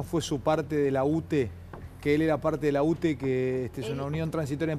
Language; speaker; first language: Spanish; native; Spanish